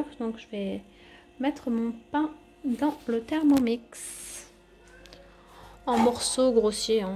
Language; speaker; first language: French; native; French